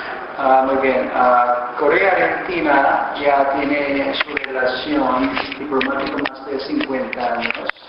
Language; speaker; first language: Spanish; non-native, fluent; Korean